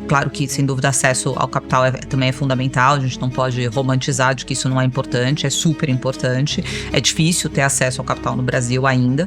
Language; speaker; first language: Portuguese; native; Portuguese